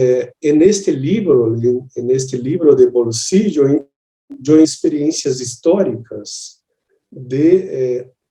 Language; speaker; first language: Spanish; non-native, learner; Portuguese